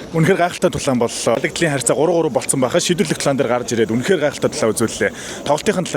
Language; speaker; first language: Mongolian; native; Mongolian